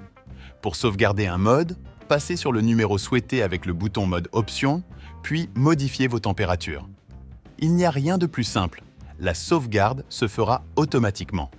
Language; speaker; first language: French; native; French